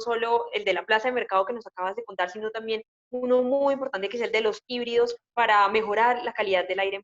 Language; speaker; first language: Spanish; native; Spanish